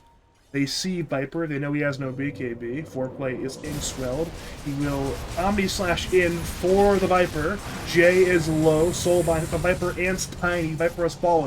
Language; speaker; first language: English; native; English